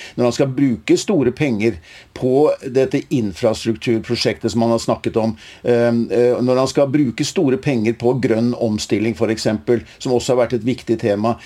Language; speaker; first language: Norwegian; native; Norwegian